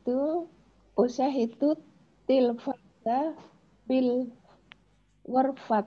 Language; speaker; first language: Arabic; non-native, learner; Indonesian